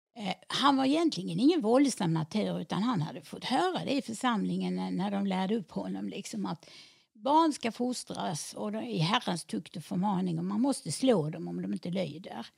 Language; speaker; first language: Swedish; native; Swedish